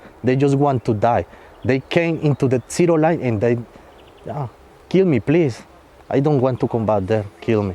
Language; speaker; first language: English; non-native, fluent; Spanish